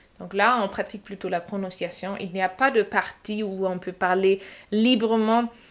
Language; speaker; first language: French; non-native, fluent; German